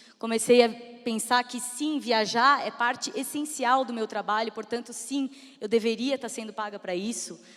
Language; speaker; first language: Portuguese; native; Portuguese